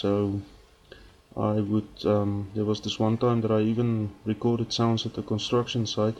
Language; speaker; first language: English; non-native, local second language; Afrikaans